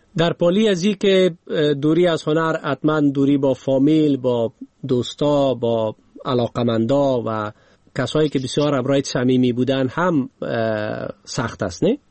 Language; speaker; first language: Persian; native; Persian